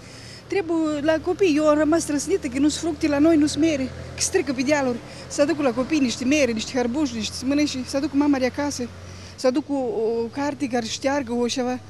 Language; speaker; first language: Romanian; native; Romanian